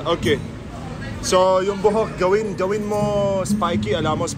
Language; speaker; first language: Filipino; non-native, learner; Arabic